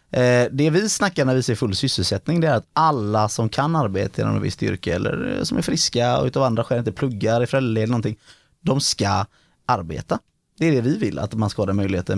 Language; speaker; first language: Swedish; native; Swedish